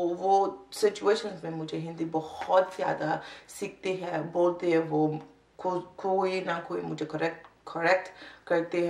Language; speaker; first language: Hindi; non-native, learner; English